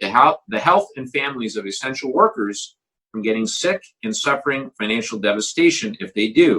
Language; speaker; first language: English; native; English